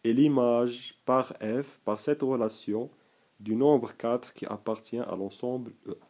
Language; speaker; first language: French; non-native, local second language; Arabic